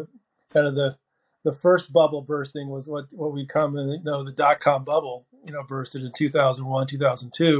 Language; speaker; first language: English; native; English